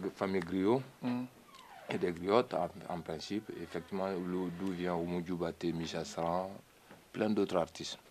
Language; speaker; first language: French; non-native, local second language; Mandingo